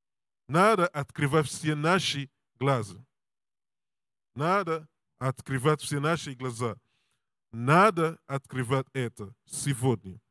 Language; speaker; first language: Russian; non-native, learner; English